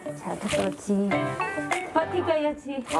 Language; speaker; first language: Korean; non-native, learner; Filipino